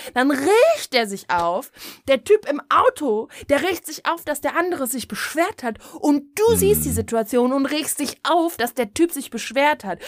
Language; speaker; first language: German; native; German